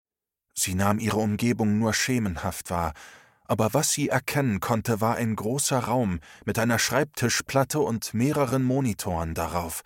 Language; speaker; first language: German; native; German